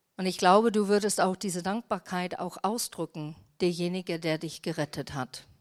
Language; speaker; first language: German; non-native, fluent; English